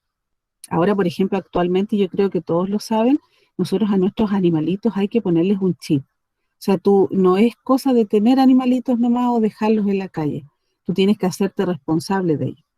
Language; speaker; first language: Spanish; native; Spanish